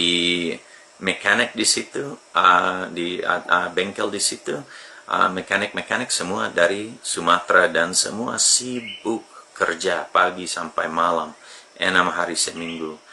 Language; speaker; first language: Indonesian; non-native, fluent; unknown